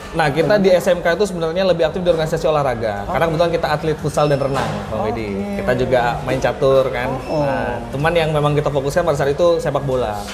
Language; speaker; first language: Indonesian; native; Indonesian